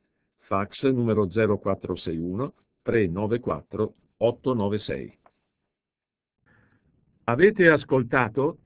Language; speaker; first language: Italian; native; Italian